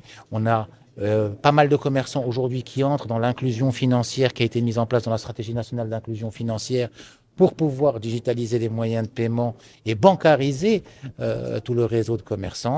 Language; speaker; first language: French; non-native, local second language; Arabic